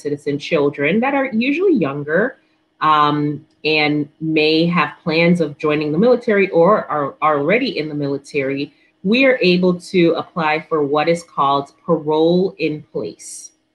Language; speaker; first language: English; native; English